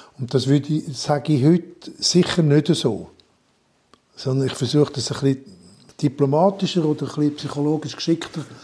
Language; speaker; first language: German; non-native, local second language; French